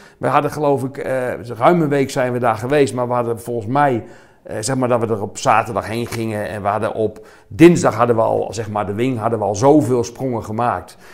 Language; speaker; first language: Dutch; native; Dutch